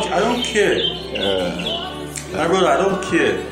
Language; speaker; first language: English; non-native, local second language; Yoruba